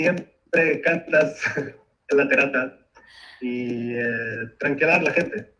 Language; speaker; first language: Spanish; non-native, fluent; Arabic